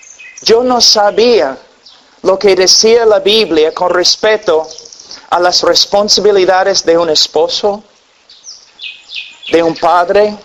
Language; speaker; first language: Spanish; non-native, fluent; English